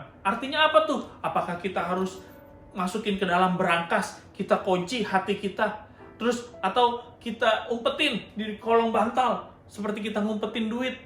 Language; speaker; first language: Indonesian; native; Indonesian